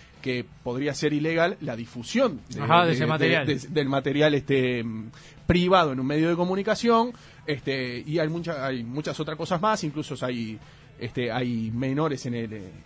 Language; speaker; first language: Spanish; native; Spanish